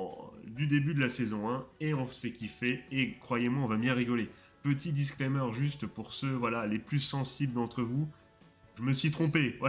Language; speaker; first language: French; native; French